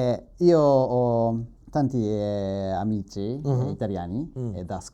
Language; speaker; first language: Italian; non-native, learner; Japanese